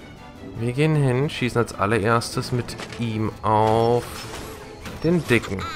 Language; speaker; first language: German; native; German